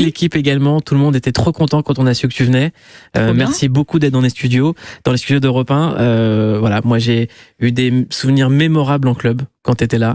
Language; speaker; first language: French; native; French